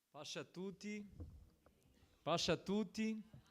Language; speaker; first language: Italian; non-native, fluent; Portuguese